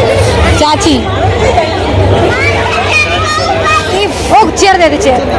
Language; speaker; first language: Hindi; native; Hindi